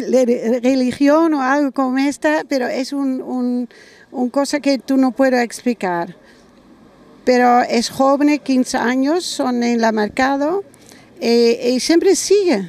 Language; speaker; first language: Spanish; non-native, learner; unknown